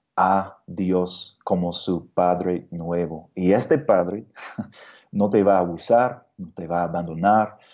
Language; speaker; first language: Spanish; non-native, fluent; English